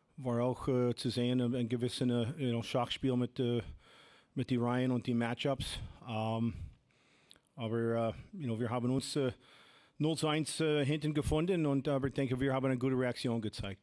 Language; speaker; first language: German; non-native, fluent; English